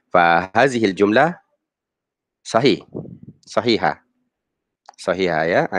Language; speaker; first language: Arabic; non-native, fluent; Malay